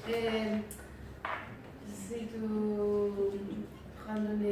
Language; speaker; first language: French; non-native, learner; Spanish